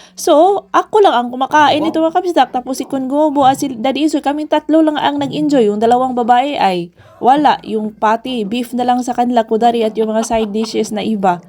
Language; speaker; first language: Filipino; non-native, local second language; Cebuano